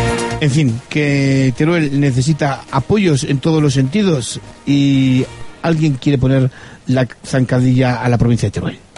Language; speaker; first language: Spanish; native; Spanish